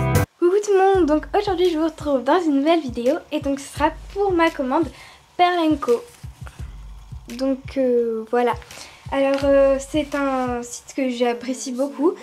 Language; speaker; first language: French; native; French